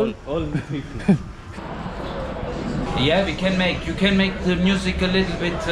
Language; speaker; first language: English; non-native, learner; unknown